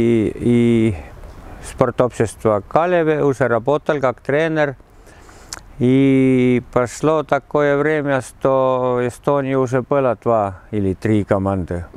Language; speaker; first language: Russian; non-native, learner; Estonian